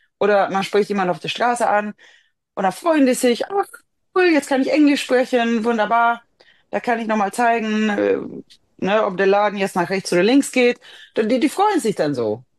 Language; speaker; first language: German; non-native, fluent; Swedish